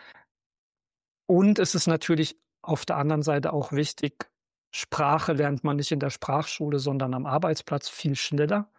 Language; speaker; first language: German; native; German